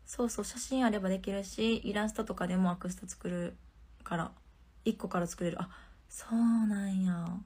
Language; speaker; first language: Japanese; native; Japanese